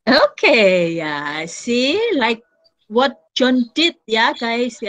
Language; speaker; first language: English; non-native, fluent; Indonesian